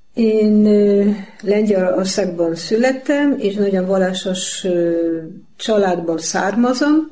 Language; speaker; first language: Hungarian; non-native, learner; Polish